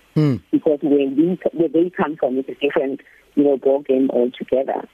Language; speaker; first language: English; non-native, local second language; Zulu